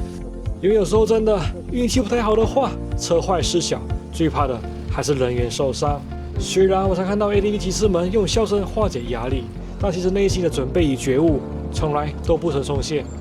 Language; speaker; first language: Chinese; native; Chinese